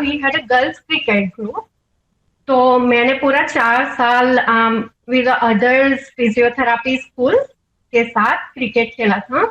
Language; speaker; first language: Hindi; non-native, local second language; Gujarati